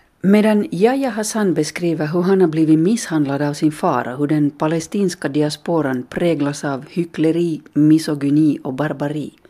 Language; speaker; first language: Swedish; native; Swedish